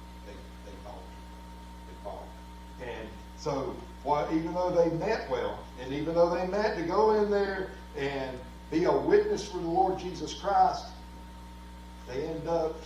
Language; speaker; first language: English; native; English